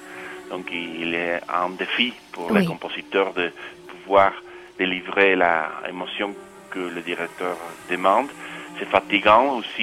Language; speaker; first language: French; non-native, fluent; Spanish